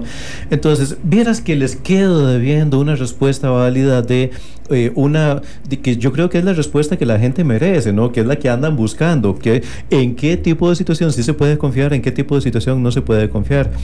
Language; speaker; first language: Spanish; native; Spanish